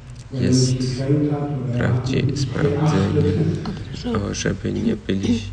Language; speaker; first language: Polish; early bilingual, heritage; Polish